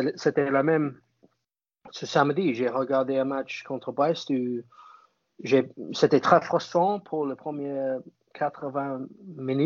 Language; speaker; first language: French; non-native, fluent; English